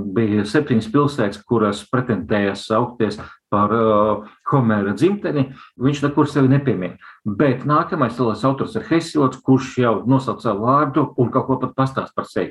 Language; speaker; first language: Latvian; non-native, local second language; Russian